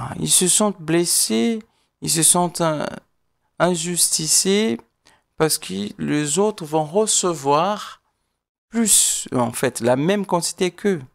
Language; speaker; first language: French; non-native, fluent; Portuguese